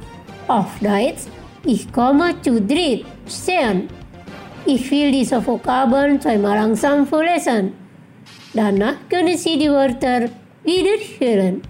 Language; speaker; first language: German; non-native, fluent; Indonesian